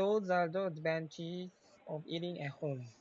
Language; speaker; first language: English; non-native, learner; Korean